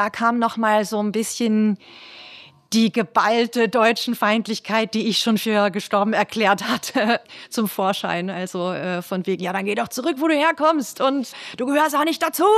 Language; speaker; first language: German; native; German